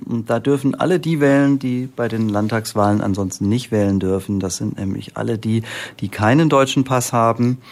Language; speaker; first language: German; native; German